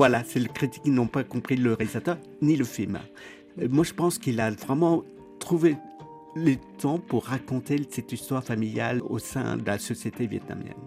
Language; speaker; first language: French; early bilingual, other home language; Khmer